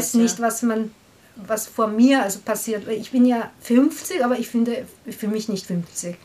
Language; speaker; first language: German; non-native, learner; Korean